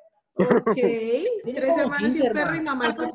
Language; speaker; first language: Spanish; native; Spanish